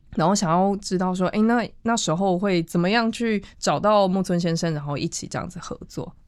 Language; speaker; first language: Chinese; native; Chinese